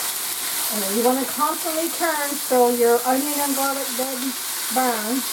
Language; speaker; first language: English; native; English